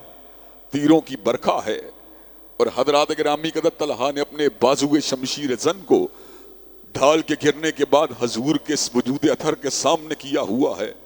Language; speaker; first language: Urdu; native; Urdu